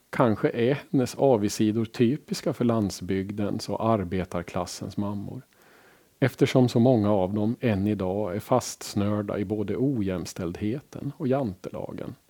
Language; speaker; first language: Swedish; native; Swedish